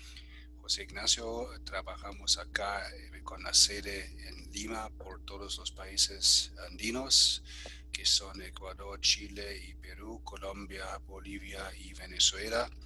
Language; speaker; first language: Spanish; non-native, fluent; German